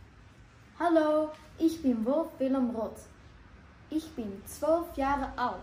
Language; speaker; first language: German; non-native, learner; Dutch